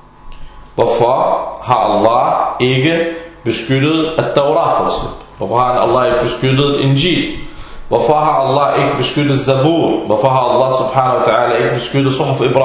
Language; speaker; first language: Danish; early bilingual, other home language; Arabic